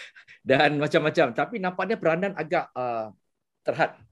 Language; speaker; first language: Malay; non-native, local second language; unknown